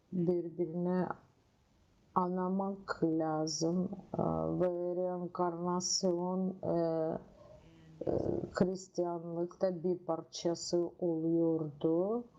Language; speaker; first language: Turkish; non-native, learner; Russian